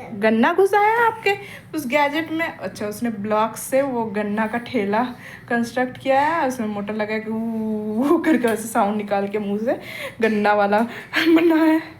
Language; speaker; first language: Hindi; non-native, local second language; Bangla